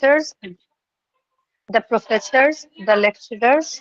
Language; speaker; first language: English; non-native, learner; Urdu